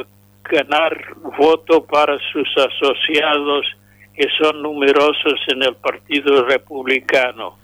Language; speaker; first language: Spanish; non-native, fluent; English